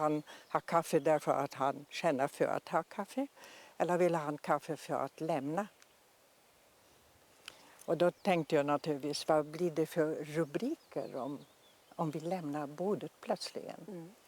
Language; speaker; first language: Swedish; non-native, fluent; German